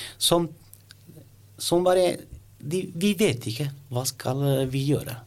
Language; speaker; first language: Norwegian; non-native, learner; Italian